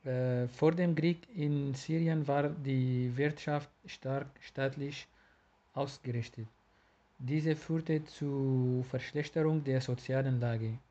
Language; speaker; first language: German; non-native, learner; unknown